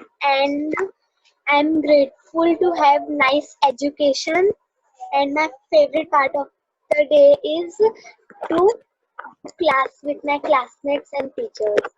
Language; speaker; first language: English; non-native, learner; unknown